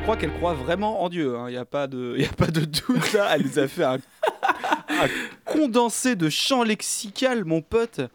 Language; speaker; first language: French; native; French